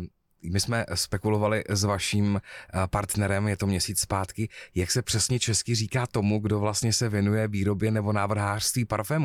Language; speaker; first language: Czech; native; Czech